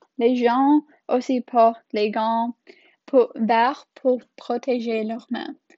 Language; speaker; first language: French; non-native, learner; English